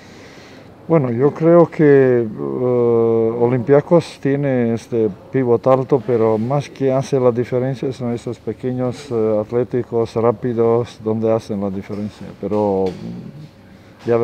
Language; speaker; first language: Spanish; non-native, fluent; Serbian